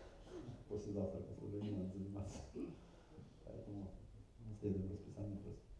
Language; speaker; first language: Russian; native; Russian